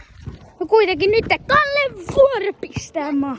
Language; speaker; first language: Finnish; native; Finnish